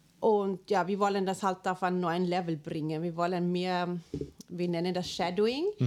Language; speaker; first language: German; non-native, fluent; Swedish